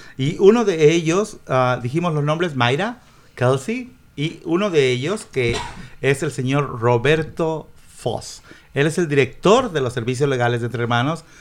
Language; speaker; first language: Spanish; native; Spanish